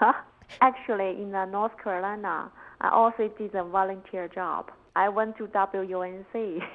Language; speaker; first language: English; non-native, learner; Chinese